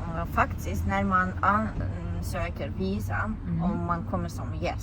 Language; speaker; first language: Swedish; non-native, fluent; Azerbaijani